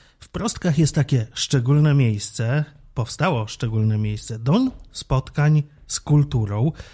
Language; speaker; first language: Polish; native; Polish